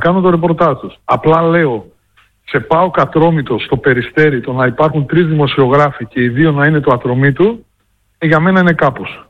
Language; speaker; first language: Greek; native; Greek